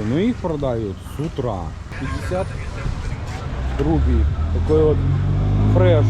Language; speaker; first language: Russian; native; Russian